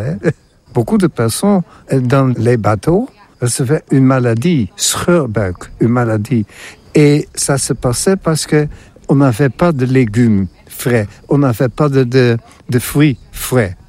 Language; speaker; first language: French; non-native, fluent; Dutch